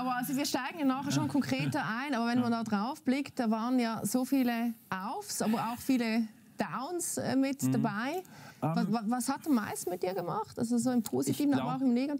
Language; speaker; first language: German; native; German